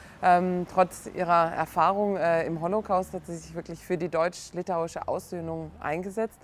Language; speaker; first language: German; native; German